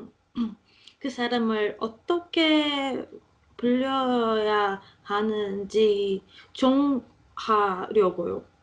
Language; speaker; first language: Korean; non-native, learner; Latvian